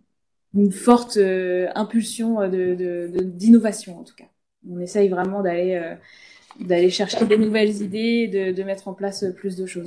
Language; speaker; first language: French; native; French